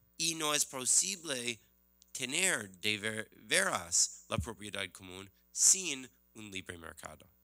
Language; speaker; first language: Spanish; non-native, learner; English